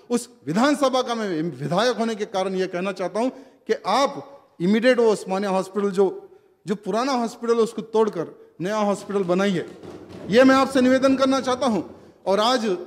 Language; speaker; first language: Hindi; non-native, local second language; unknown